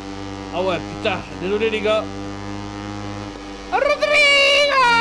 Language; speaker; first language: French; native; French